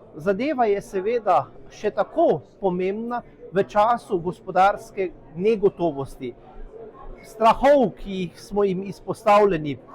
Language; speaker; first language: Slovenian; native; Slovenian